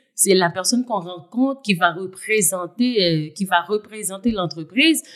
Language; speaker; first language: French; native; French